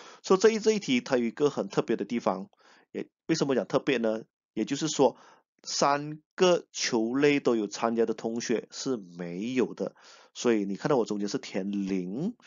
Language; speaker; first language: Chinese; native; Chinese